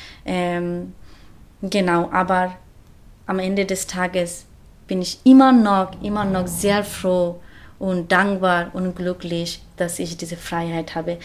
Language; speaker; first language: German; non-native, fluent; Bangla